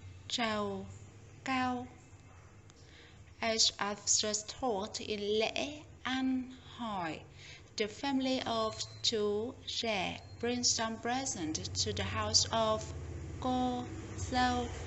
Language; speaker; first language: English; non-native, fluent; Vietnamese